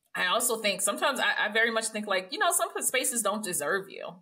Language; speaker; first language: English; native; English